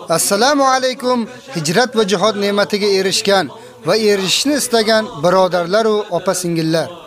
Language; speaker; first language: Uzbek; native; Uzbek